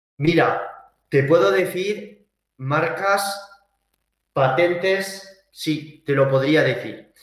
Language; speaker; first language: Spanish; early bilingual, heritage; Spanish